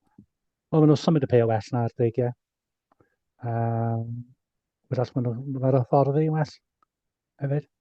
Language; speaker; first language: Welsh; non-native, fluent; English